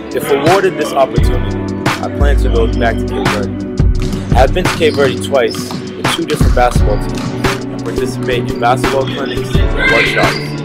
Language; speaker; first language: English; native; English